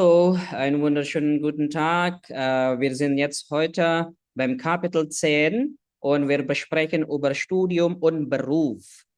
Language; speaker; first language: German; non-native, fluent; Indonesian